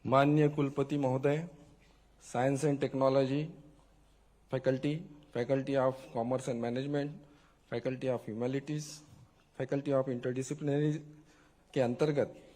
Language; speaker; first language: Hindi; non-native, local second language; Marathi